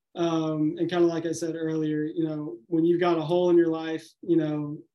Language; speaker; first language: English; native; English